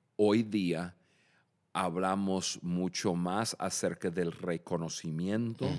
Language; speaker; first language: Spanish; non-native, fluent; English